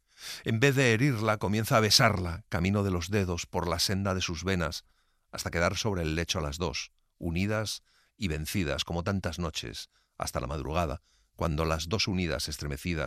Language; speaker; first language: Spanish; native; Spanish